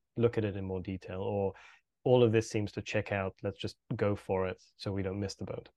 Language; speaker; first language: English; native; English